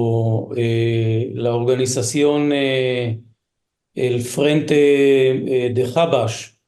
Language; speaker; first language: Spanish; early bilingual, heritage; Hebrew